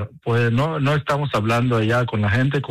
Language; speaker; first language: Spanish; early bilingual, heritage; Spanish